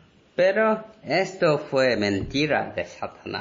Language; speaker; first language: Spanish; non-native, learner; Korean